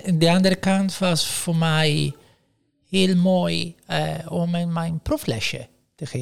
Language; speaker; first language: Dutch; non-native, fluent; Italian